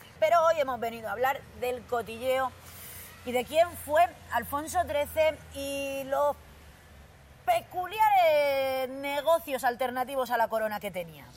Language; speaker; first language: Spanish; native; Spanish